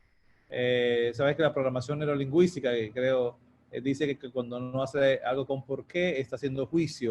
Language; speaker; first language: Spanish; native; Spanish